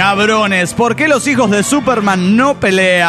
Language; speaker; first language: Spanish; native; Spanish